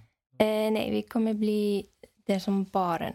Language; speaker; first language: Swedish; non-native, fluent; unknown